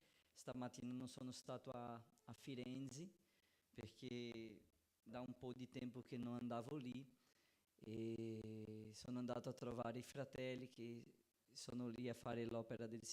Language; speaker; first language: Italian; non-native, fluent; Portuguese